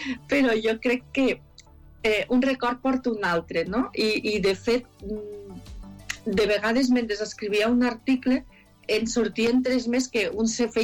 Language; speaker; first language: Catalan; native; Catalan